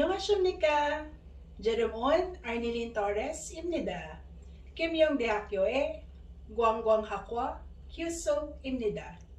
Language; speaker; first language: Korean; non-native, learner; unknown